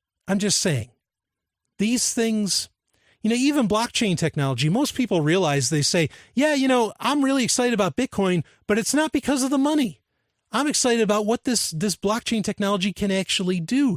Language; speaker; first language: English; native; English